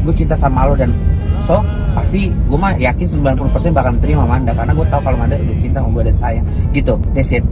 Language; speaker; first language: Indonesian; native; Indonesian